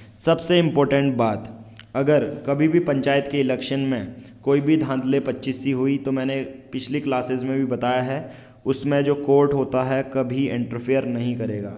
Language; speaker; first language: Hindi; native; Hindi